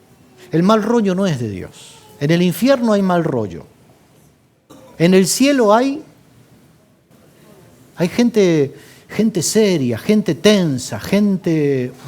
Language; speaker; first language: Spanish; native; Spanish